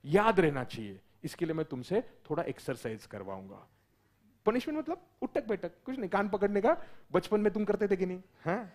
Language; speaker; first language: Hindi; non-native, local second language; Marathi